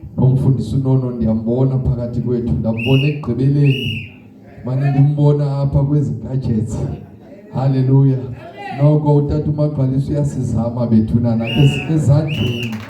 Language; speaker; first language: Zulu; native; Zulu